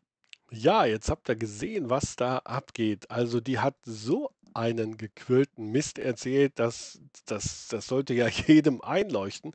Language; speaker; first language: German; native; German